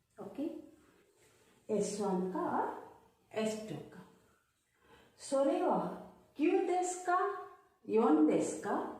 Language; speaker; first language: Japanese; non-native, fluent; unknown